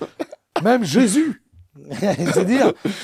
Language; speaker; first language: French; native; French